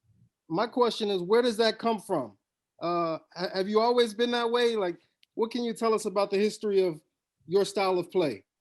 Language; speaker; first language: English; native; English